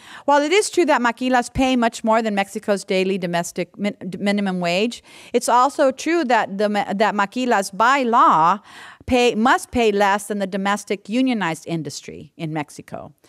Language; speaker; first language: English; native; English